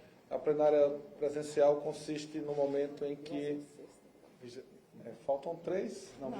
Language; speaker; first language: Portuguese; native; Portuguese